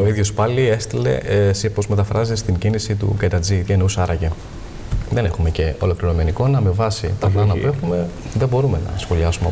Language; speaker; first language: Greek; native; Greek